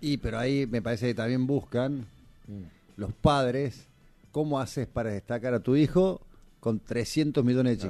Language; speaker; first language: Spanish; native; Spanish